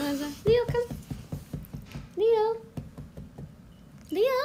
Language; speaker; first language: Korean; non-native, fluent; Thai